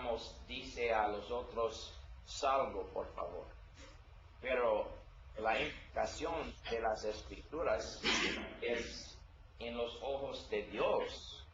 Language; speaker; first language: Spanish; non-native, learner; English